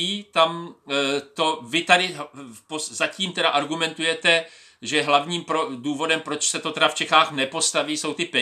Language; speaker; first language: Czech; native; Czech